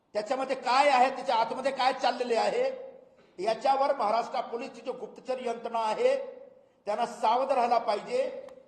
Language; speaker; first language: Marathi; non-native, local second language; Hindi